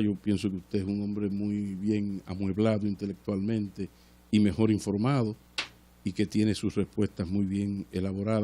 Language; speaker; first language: Spanish; native; Spanish